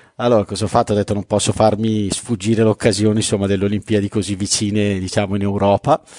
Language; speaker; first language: Italian; native; Italian